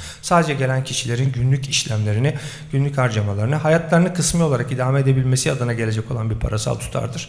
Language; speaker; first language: Turkish; native; Turkish